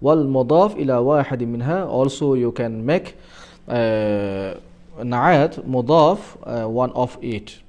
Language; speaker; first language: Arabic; non-native, fluent; Malay